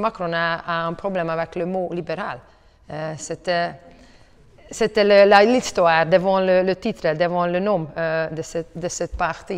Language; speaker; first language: French; non-native, learner; Hungarian